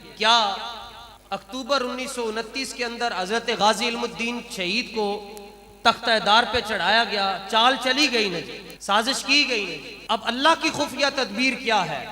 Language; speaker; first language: Urdu; non-native, local second language; Punjabi